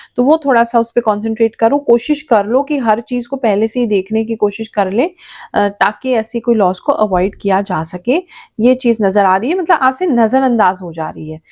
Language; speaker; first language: Hindi; native; Hindi